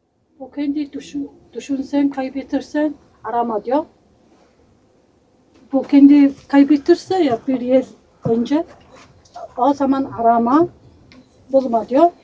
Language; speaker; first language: Turkish; non-native, learner; Mongolian